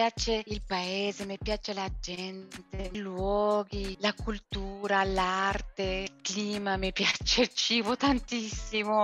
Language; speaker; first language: Italian; non-native, fluent; Spanish